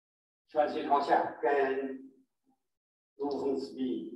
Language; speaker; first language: Chinese; native; Chinese